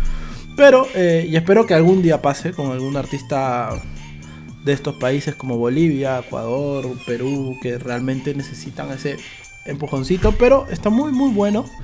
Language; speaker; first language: Spanish; native; Spanish